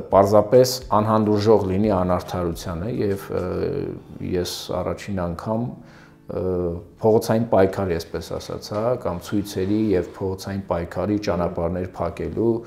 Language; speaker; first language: Armenian; early bilingual, other home language; Russian